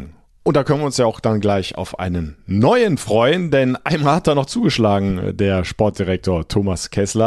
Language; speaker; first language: German; native; German